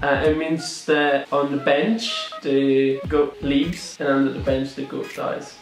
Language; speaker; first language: English; non-native, fluent; Italian